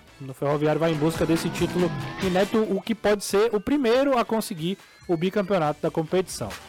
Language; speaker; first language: Portuguese; native; Portuguese